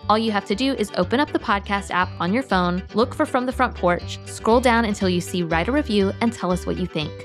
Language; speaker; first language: English; native; English